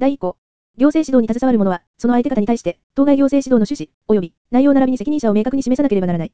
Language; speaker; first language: Japanese; native; Japanese